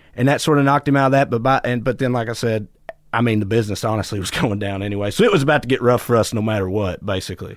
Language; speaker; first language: English; native; English